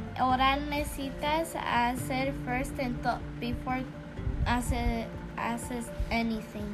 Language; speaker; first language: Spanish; early bilingual, heritage; English